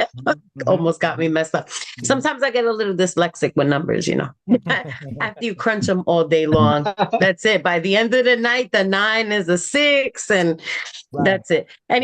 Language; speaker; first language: English; native; English